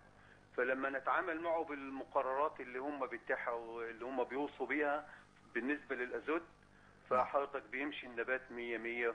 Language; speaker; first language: Arabic; native; Arabic